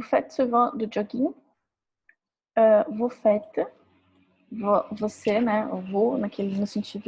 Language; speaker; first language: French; non-native, fluent; Portuguese